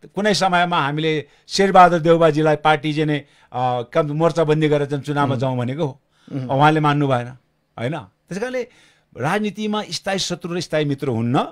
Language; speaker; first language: Nepali; non-native, local second language; Sherpa